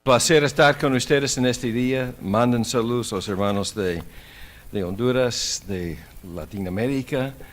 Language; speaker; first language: Spanish; non-native, fluent; English